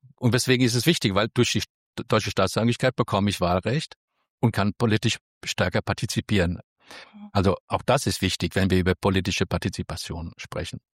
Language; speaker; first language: German; early bilingual, other home language; Spanish